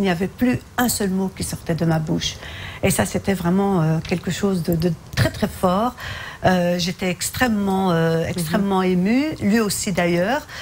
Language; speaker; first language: French; early bilingual, other home language; Arabic